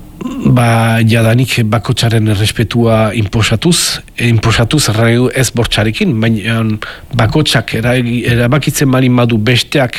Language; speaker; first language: Basque; native; Basque